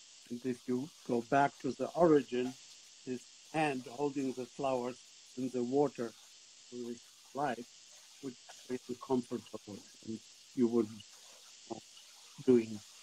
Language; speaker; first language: English; non-native, fluent; Spanish